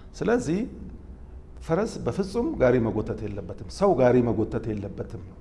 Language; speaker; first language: Amharic; non-native, local second language; Oromo